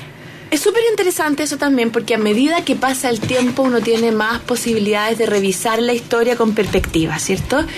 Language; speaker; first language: Spanish; native; Spanish